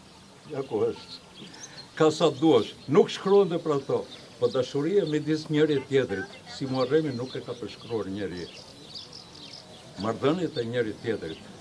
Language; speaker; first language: Albanian; native; Albanian